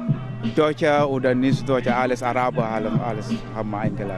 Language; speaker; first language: German; non-native, learner; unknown